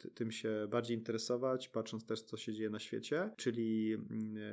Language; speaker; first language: Polish; early bilingual, heritage; Polish